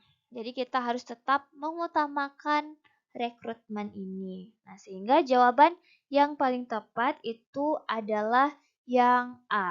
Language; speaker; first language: Indonesian; native; Indonesian